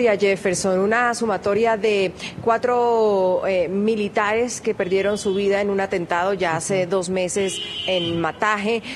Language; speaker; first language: Spanish; native; Spanish